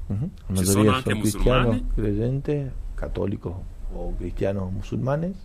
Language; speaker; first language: Italian; non-native, fluent; Spanish